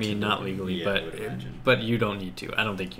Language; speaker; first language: English; native; English